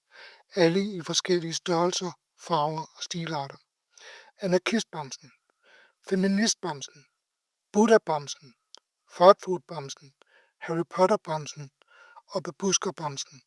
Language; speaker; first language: Danish; native; Danish